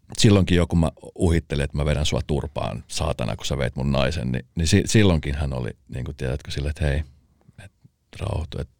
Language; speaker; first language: Finnish; early bilingual, other home language; Spanish